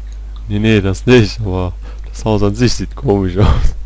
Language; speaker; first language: German; native; German